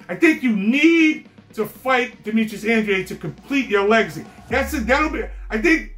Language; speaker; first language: English; native; English